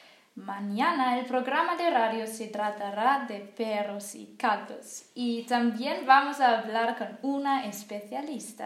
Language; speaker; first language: Spanish; non-native, learner; German